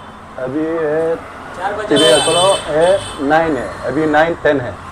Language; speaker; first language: Hindi; non-native, learner; Arabic